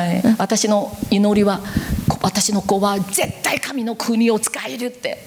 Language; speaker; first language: Japanese; non-native, learner; Korean